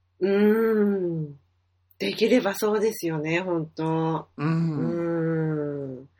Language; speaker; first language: Japanese; native; Japanese